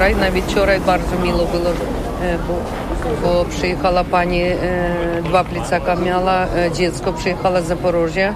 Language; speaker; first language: Polish; non-native, learner; Ukrainian